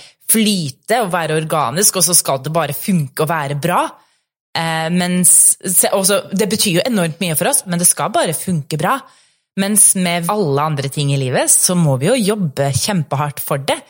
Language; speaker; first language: Norwegian; native; Norwegian